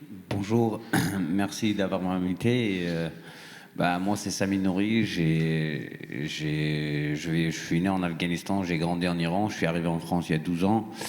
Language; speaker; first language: French; non-native, fluent; Persian